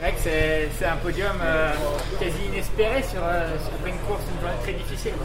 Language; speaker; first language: French; native; French